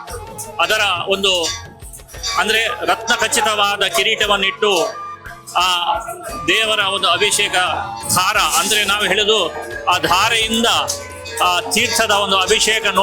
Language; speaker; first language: Kannada; non-native, local second language; Konkani